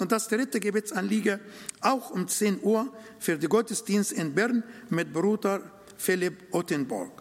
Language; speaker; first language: German; non-native, learner; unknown